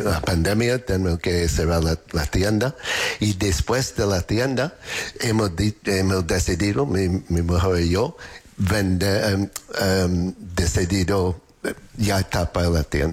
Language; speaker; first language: Spanish; non-native, learner; English